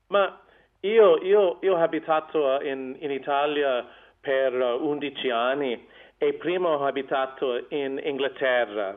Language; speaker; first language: Italian; non-native, learner; English